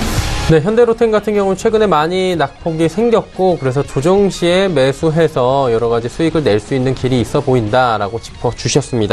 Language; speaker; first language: Korean; native; Korean